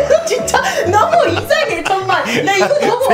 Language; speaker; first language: Korean; non-native, fluent; Spanish